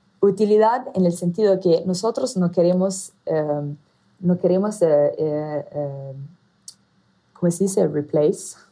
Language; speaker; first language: Spanish; non-native, fluent; Italian